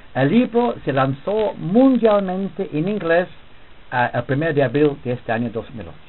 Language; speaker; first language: Spanish; non-native, fluent; English